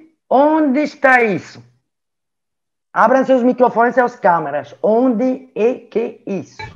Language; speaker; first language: Portuguese; non-native, learner; French